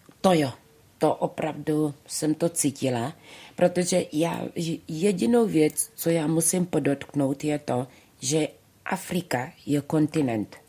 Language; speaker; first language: Czech; early bilingual, other home language; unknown